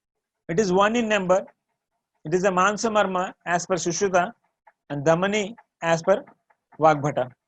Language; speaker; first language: English; non-native, local second language; Tamil